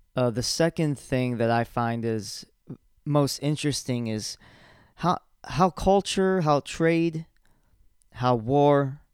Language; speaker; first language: English; early bilingual, other home language; Spanish